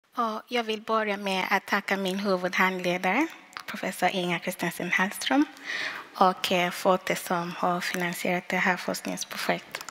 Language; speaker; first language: Swedish; non-native, fluent; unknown